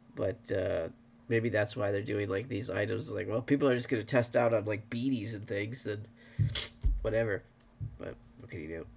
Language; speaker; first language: English; native; English